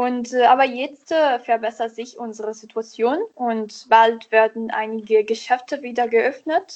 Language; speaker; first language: German; non-native, learner; Italian